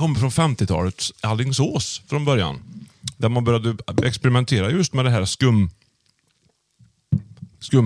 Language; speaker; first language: Swedish; native; Swedish